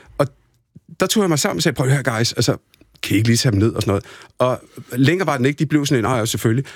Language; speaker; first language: Danish; early bilingual, other home language; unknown